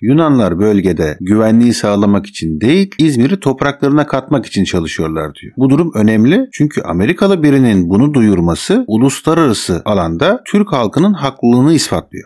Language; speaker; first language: Turkish; native; Turkish